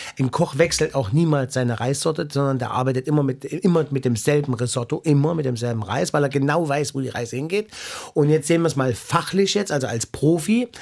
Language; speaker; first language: German; native; German